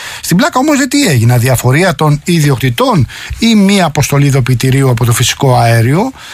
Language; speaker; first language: Greek; native; Greek